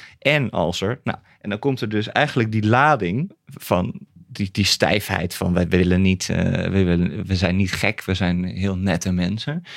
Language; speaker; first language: Dutch; native; Dutch